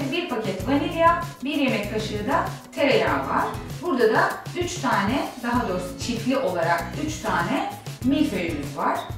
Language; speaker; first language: Turkish; native; Turkish